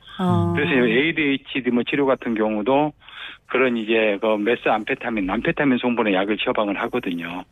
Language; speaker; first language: Korean; native; Korean